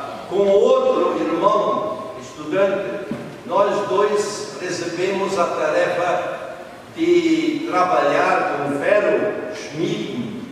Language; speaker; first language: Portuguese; non-native, fluent; German